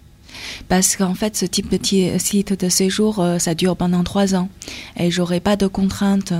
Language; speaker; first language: French; non-native, fluent; Chinese